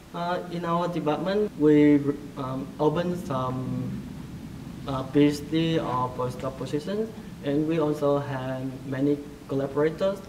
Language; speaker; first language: English; non-native, fluent; Vietnamese